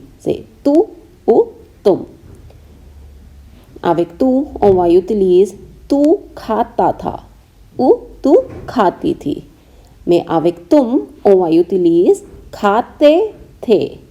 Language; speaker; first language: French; non-native, fluent; Hindi